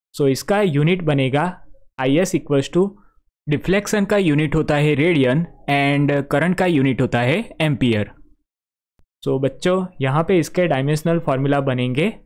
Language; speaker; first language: Hindi; non-native, local second language; Gujarati